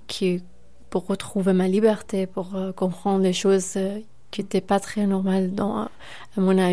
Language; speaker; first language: French; non-native, fluent; Persian